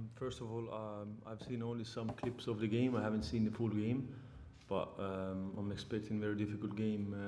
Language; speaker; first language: English; non-native, fluent; Estonian